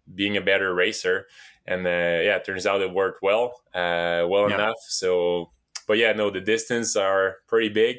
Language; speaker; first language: English; native; English